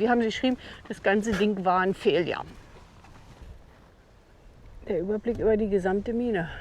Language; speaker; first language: German; native; German